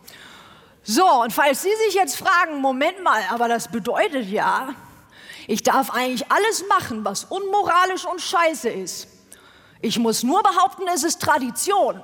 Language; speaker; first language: German; native; German